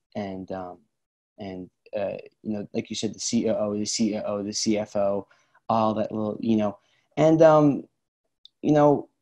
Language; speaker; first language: English; early bilingual, other home language; Arabic